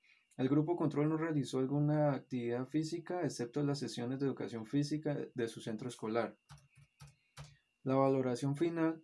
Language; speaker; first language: Spanish; native; Spanish